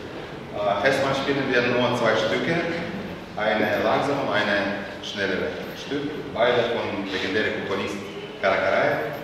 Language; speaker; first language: German; non-native, fluent; Azerbaijani